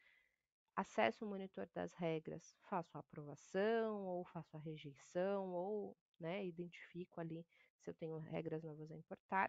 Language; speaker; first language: Portuguese; native; Portuguese